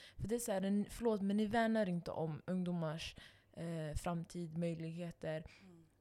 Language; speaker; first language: Swedish; non-native, local second language; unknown